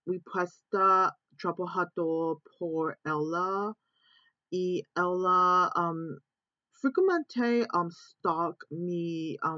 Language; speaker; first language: Spanish; non-native, learner; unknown